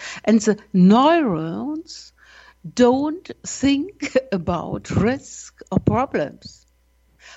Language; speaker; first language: English; non-native, learner; German